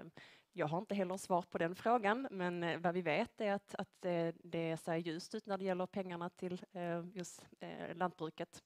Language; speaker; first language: Swedish; native; Swedish